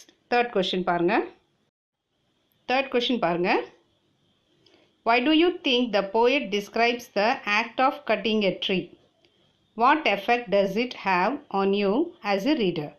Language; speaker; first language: English; non-native, local second language; Tamil